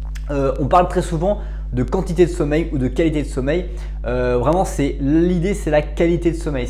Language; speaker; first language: French; native; French